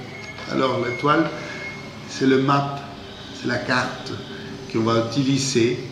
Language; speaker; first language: French; non-native, fluent; Spanish